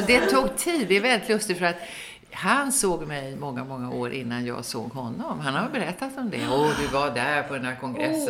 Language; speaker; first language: Swedish; native; Swedish